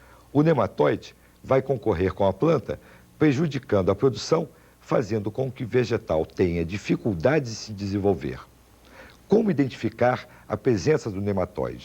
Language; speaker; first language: Portuguese; native; Portuguese